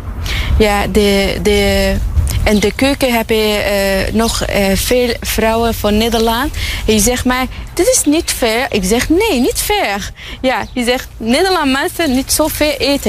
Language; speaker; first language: Dutch; non-native, learner; Arabic